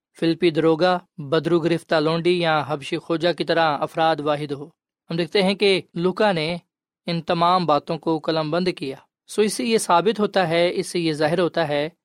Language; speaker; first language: Urdu; non-native, local second language; Punjabi